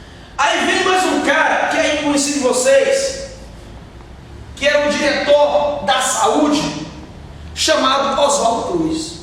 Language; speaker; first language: Portuguese; native; Portuguese